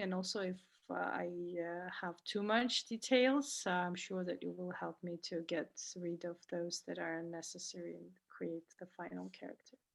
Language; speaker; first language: English; non-native, fluent; Georgian